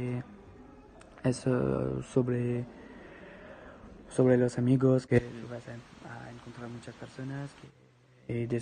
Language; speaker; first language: Spanish; non-native, learner; French